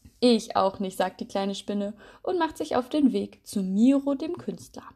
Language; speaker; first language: German; native; German